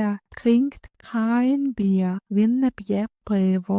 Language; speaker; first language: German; non-native, fluent; Ukrainian